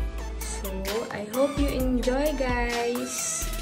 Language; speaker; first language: English; non-native, local second language; Filipino